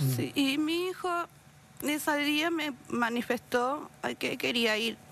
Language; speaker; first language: Spanish; native; Spanish